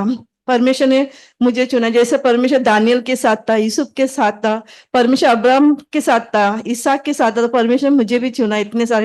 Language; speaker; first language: Hindi; native; Hindi